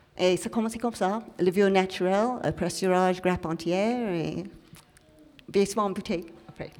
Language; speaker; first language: French; non-native, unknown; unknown